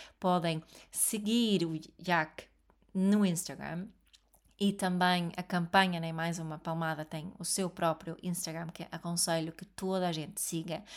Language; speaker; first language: Portuguese; non-native, fluent; Serbian